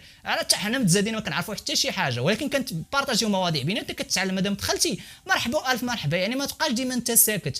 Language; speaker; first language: Arabic; native; Arabic